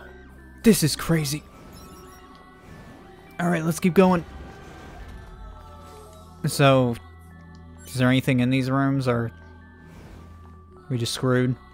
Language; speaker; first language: English; native; English